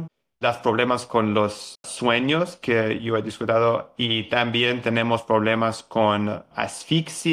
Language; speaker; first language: Spanish; non-native, fluent; English